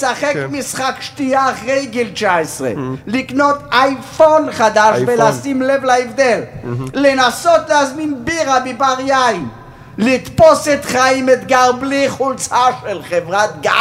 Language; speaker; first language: Hebrew; native; Hebrew